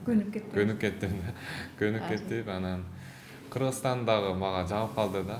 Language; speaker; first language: Kyrgyz; early bilingual, other home language; Korean